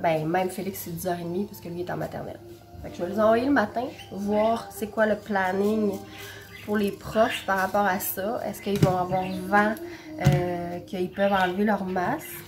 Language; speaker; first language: French; native; French